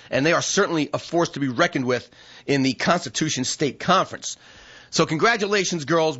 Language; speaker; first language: English; native; English